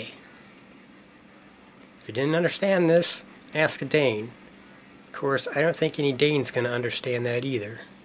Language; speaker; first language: English; native; English